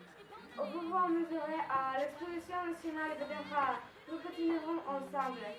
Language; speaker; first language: French; non-native, learner; Russian